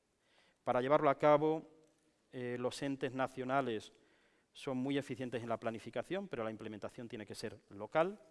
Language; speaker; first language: Spanish; native; Spanish